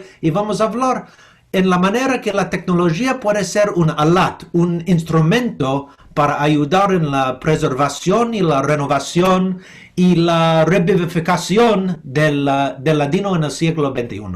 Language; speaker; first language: Spanish; non-native, fluent; English